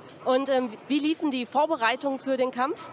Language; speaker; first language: German; native; German